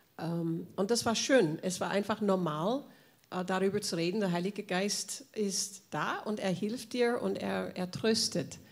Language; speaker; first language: German; non-native, fluent; English